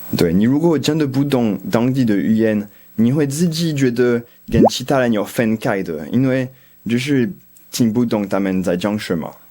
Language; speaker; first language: Chinese; non-native, fluent; French